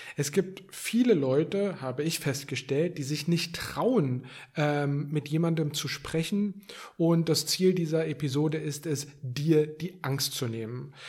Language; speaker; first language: German; native; German